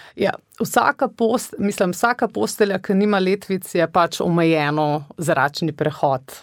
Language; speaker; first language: Slovenian; native; Slovenian